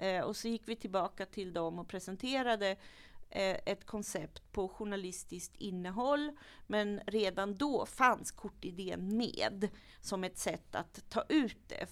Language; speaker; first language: Swedish; native; Swedish